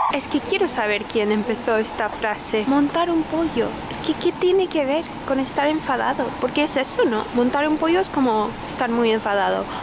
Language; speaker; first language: Spanish; non-native, fluent; English